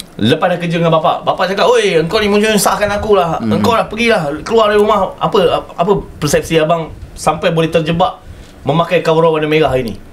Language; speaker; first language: Malay; native; Malay